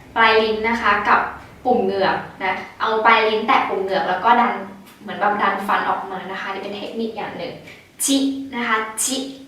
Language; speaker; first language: Thai; native; Thai